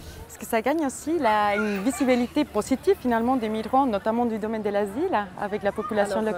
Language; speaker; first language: French; native; French